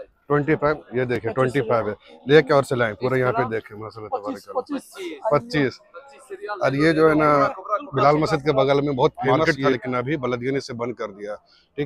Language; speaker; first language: Hindi; native; Hindi